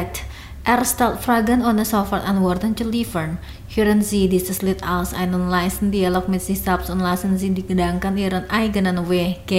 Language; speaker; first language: German; non-native, fluent; Indonesian